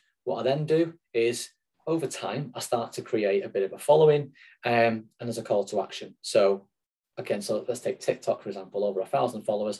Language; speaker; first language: English; native; English